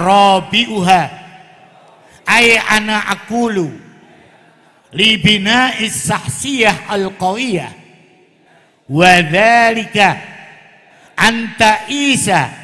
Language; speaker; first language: Arabic; non-native, fluent; Javanese